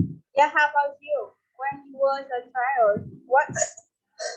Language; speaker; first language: English; non-native, learner; Vietnamese